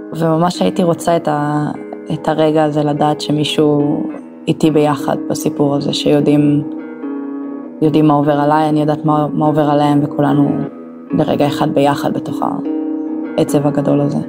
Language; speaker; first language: Hebrew; native; Hebrew